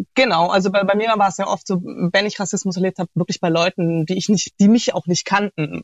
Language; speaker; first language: German; native; German